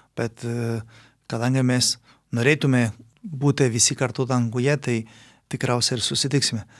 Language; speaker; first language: Lithuanian; non-native, fluent; Spanish